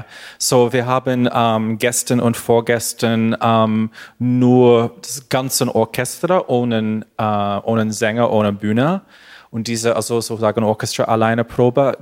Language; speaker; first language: German; non-native, learner; English